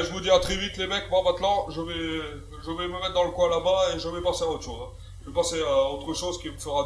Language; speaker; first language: French; native; French